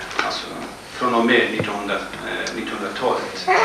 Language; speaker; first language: Swedish; non-native, fluent; Kurdish